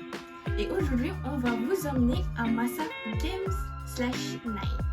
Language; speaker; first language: French; non-native, fluent; Malay